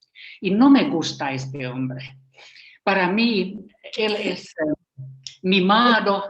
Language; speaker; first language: Spanish; non-native, fluent; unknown